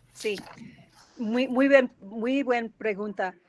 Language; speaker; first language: Spanish; non-native, learner; English